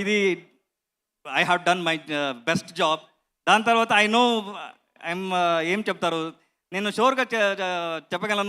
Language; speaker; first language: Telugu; non-native, learner; Kannada